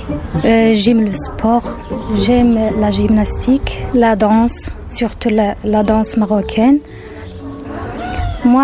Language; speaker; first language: French; non-native, learner; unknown